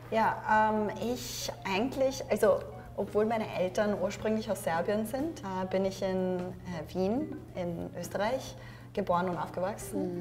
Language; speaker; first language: German; early bilingual, other home language; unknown